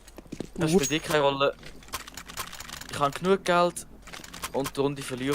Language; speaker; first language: German; native; German